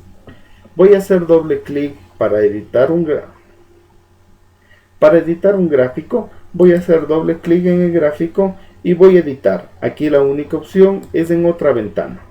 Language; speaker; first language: Spanish; native; Spanish